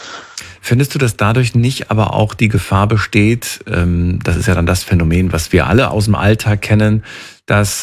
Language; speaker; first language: German; native; German